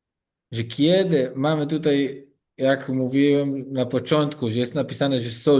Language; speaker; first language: Polish; non-native, learner; Hebrew